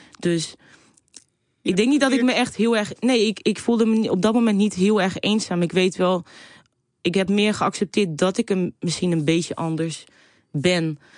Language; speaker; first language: Dutch; native; Dutch